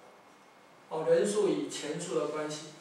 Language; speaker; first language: Chinese; native; Chinese